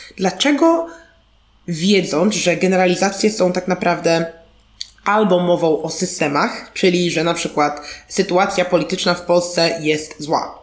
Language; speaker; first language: Polish; native; Polish